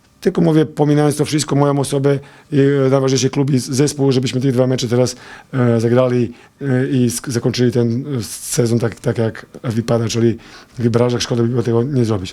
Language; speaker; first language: Polish; non-native, fluent; Serbian